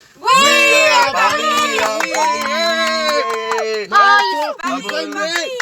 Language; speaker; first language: French; non-native, learner; Spanish